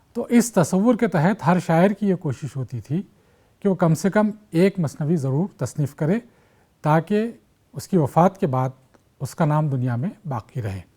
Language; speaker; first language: Urdu; native; Urdu